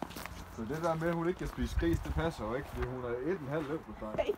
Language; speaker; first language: Danish; native; Danish